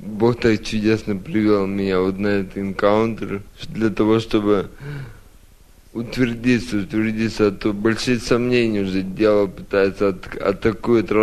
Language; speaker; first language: Russian; early bilingual, other home language; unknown